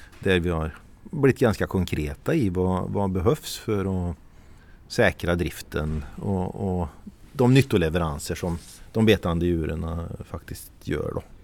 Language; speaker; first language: Swedish; native; Swedish